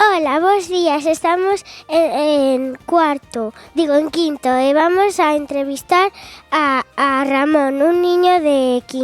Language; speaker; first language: Galician; non-native, local second language; Spanish